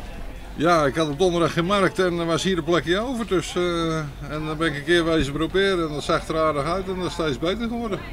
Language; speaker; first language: Dutch; native; Dutch